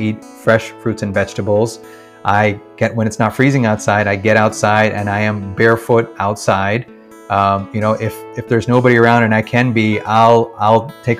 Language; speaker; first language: English; early bilingual, other home language; Malayalam